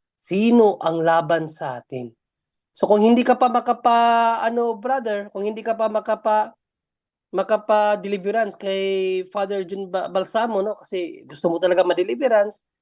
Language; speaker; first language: Filipino; non-native, local second language; Cebuano